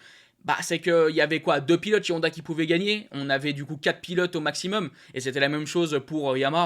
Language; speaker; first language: French; native; French